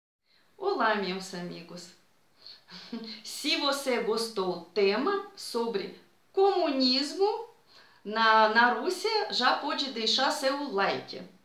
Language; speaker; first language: Portuguese; non-native, fluent; Russian